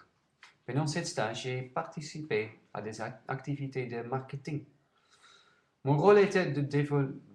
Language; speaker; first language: French; non-native, learner; Dutch